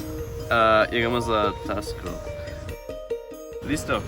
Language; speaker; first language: Spanish; non-native, learner; English